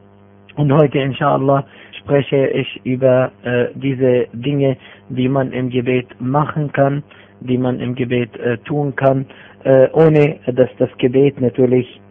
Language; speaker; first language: German; non-native, fluent; Arabic